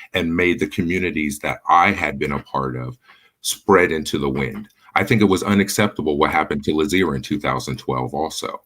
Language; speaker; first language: English; native; English